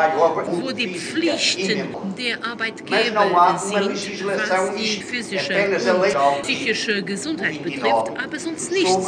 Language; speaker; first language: German; non-native, fluent; Portuguese